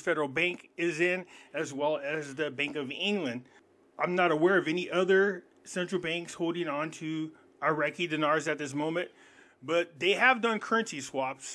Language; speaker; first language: English; native; English